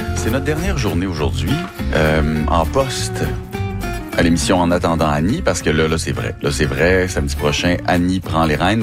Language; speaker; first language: French; native; French